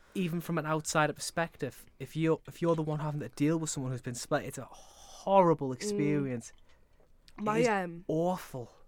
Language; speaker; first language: English; native; English